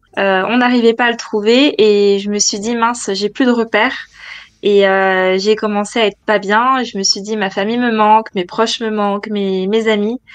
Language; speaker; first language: French; native; French